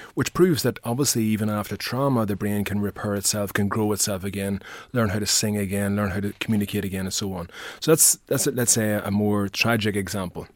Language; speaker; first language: English; native; English